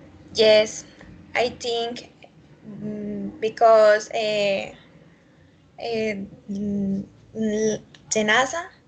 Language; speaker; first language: English; non-native, learner; Spanish